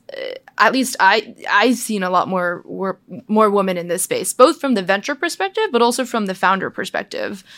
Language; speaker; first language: English; native; English